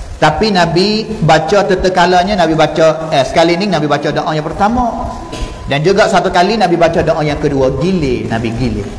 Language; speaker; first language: Malay; native; Malay